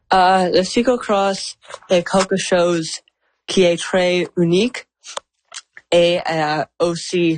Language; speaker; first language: French; non-native, local second language; English